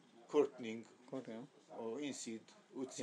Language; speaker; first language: Swedish; non-native, learner; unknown